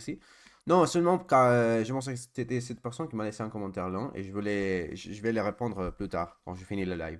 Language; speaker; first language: French; non-native, learner; Spanish